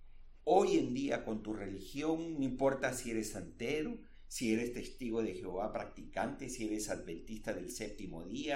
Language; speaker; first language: Spanish; native; Spanish